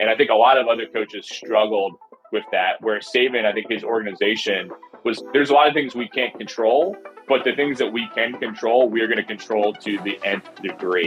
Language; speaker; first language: English; native; English